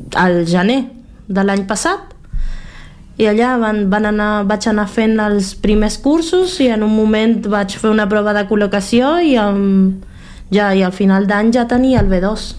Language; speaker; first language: Catalan; non-native, learner; Spanish